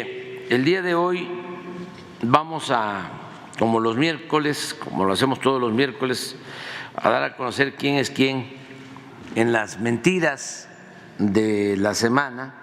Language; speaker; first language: Spanish; native; Spanish